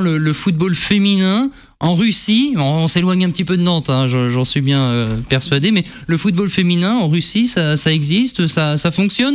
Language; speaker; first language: French; native; French